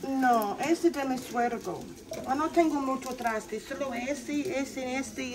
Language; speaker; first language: Spanish; non-native, learner; English